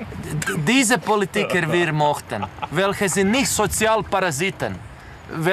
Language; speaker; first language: German; non-native, learner; Croatian